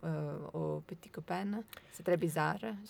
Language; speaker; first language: French; non-native, learner; Italian